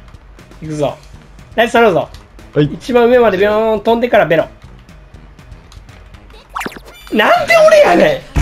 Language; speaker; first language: Japanese; native; Japanese